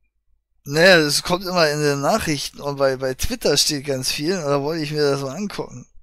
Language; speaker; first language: German; native; German